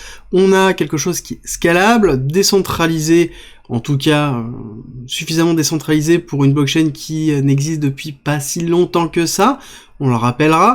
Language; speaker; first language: French; native; French